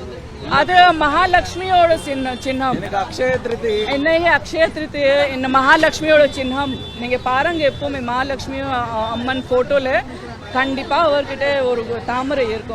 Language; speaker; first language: Tamil; non-native, fluent; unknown